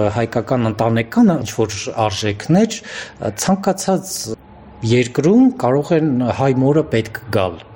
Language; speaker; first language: Armenian; native; Armenian